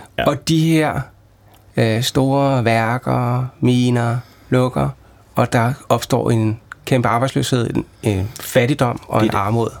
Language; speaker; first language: Danish; native; Danish